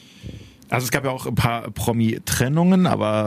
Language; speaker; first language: German; native; German